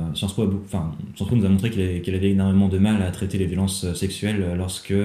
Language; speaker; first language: French; native; French